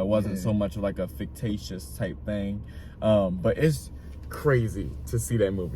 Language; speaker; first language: English; native; English